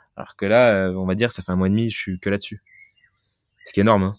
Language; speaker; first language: French; native; French